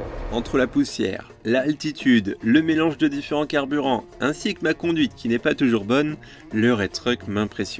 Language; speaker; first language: French; native; French